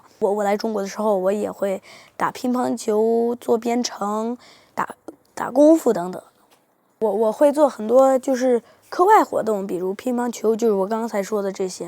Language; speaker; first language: Chinese; early bilingual, heritage; Spanish